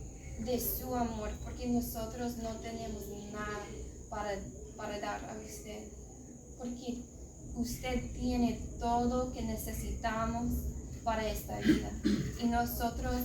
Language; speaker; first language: Spanish; non-native, learner; English